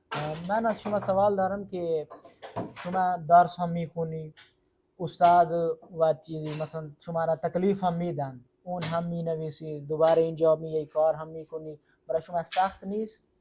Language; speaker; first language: Persian; non-native, learner; Urdu